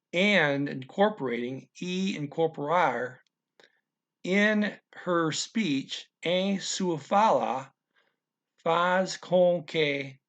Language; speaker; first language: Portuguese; non-native, learner; English